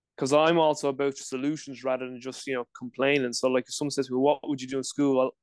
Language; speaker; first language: English; native; English